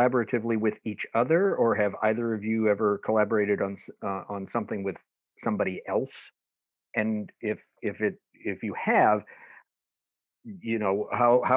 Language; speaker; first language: English; native; English